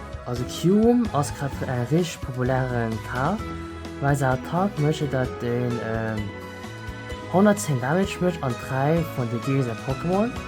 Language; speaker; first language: German; non-native, local second language; Luxembourgish